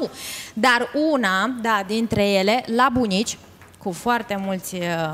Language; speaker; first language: Romanian; native; Romanian